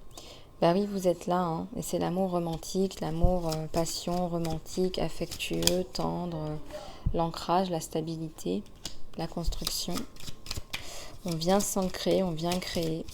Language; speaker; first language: French; native; French